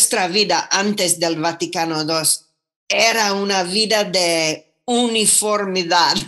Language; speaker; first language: Spanish; non-native, fluent; English